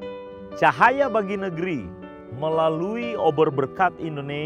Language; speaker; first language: Indonesian; native; Indonesian